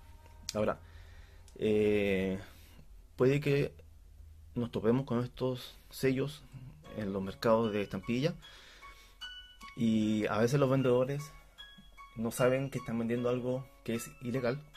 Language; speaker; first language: Spanish; native; Spanish